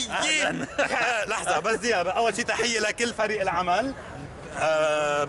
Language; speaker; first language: Arabic; native; Arabic